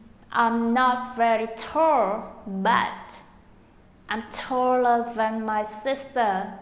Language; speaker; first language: English; non-native, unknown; Vietnamese